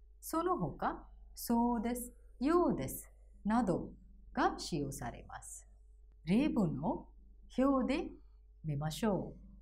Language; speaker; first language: Japanese; non-native, fluent; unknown